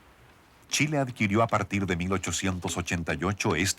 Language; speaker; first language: Spanish; native; Spanish